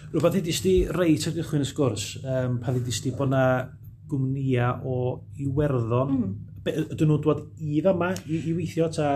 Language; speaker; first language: Welsh; native; Welsh